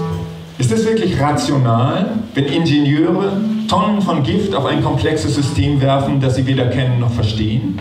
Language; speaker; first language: German; native; German